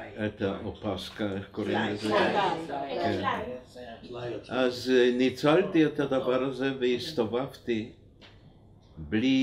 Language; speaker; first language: Hebrew; non-native, fluent; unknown